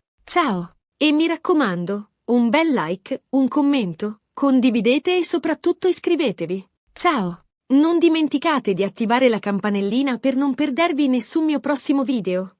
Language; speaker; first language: Italian; native; Italian